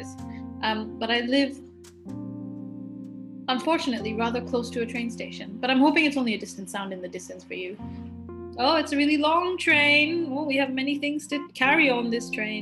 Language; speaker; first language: English; native; English